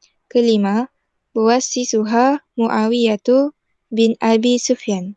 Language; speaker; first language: Arabic; non-native, learner; Malay